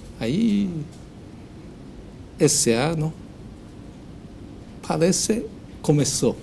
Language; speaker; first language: Portuguese; non-native, learner; Japanese